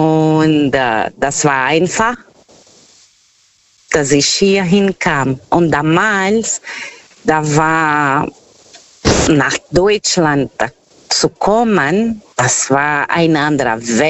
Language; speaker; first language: German; non-native, fluent; Portuguese